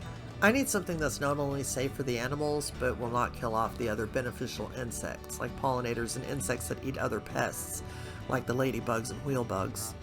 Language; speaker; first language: English; native; English